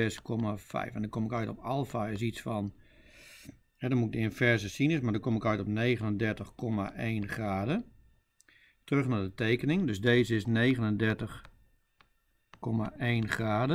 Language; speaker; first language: Dutch; native; Dutch